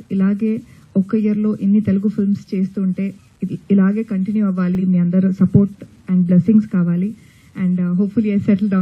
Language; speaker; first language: Telugu; non-native, fluent; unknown